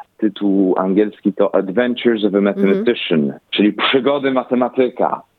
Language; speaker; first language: Polish; early bilingual, heritage; Polish